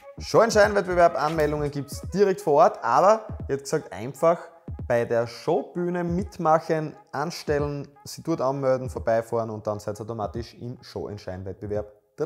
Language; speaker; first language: German; native; German